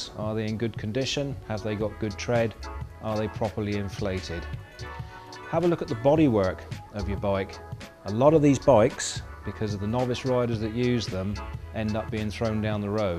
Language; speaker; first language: English; native; English